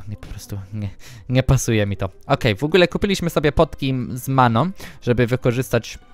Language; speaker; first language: Polish; early bilingual, heritage; Polish